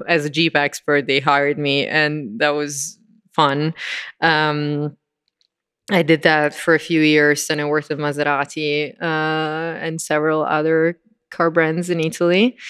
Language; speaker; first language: English; non-native, fluent; Italian